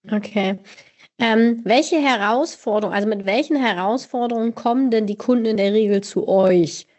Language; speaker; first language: German; native; German